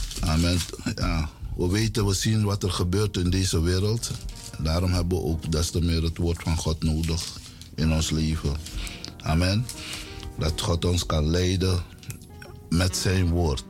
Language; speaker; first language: Dutch; non-native, local second language; Sranan Tongo